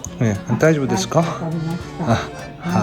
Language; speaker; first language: Japanese; non-native, learner; Korean